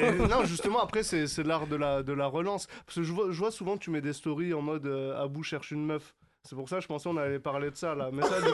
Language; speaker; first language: French; native; French